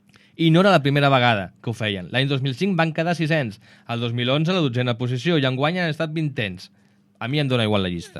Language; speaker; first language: Catalan; native; Catalan